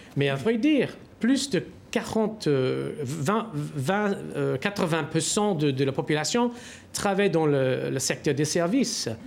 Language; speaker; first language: French; non-native, fluent; English